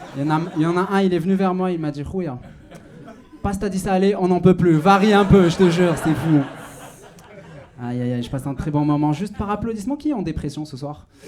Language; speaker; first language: French; non-native, local second language; Arabic